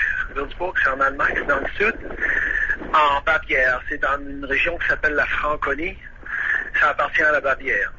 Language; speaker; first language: French; native; French